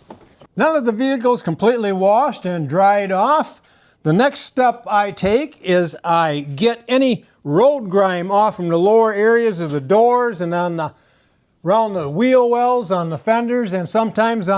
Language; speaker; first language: English; native; English